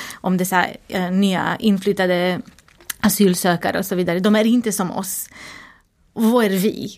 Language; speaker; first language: Swedish; non-native, fluent; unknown